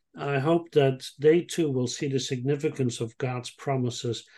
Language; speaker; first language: English; non-native, fluent; Dutch